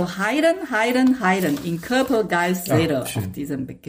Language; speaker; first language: German; non-native, fluent; Chinese